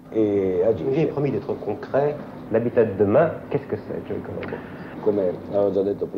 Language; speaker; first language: French; native; French